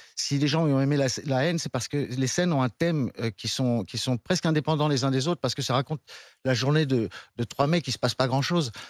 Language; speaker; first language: French; native; French